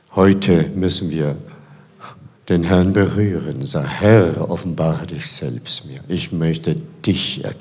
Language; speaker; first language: German; non-native, fluent; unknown